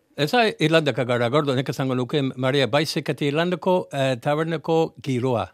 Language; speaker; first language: Basque; non-native, fluent; English